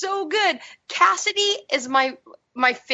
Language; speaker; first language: English; native; English